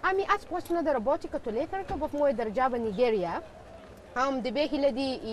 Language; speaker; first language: Bulgarian; non-native, learner; Hausa